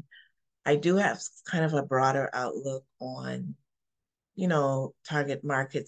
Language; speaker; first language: English; native; English